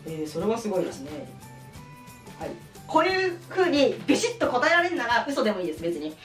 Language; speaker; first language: Japanese; native; Japanese